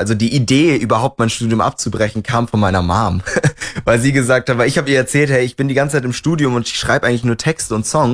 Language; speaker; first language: German; native; German